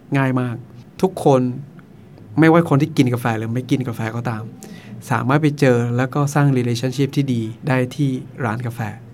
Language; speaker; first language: Thai; non-native, local second language; Akha